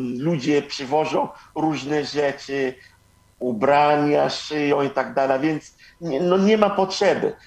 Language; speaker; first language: Polish; non-native, fluent; Igbo